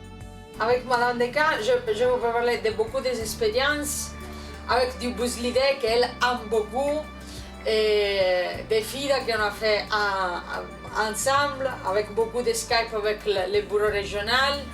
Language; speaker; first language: French; non-native, learner; Italian